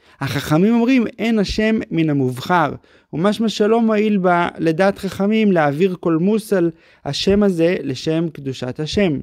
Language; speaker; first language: Hebrew; native; Hebrew